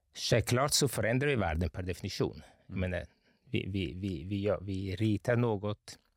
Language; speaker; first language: Swedish; non-native, fluent; Italian